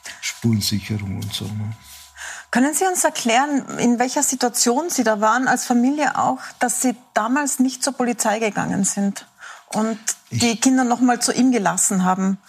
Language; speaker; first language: German; native; German